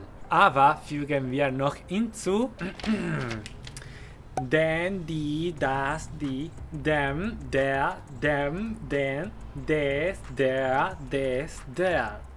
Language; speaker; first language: German; non-native, fluent; Spanish